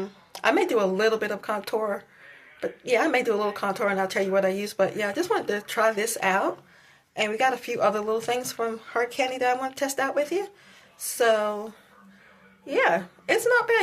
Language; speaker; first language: English; native; English